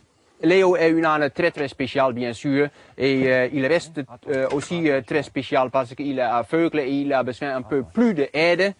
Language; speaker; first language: French; non-native, learner; Dutch